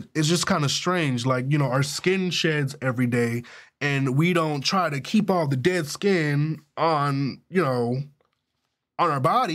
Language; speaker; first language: English; native; English